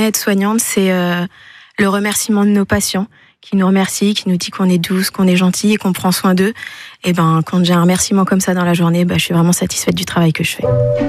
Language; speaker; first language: French; native; French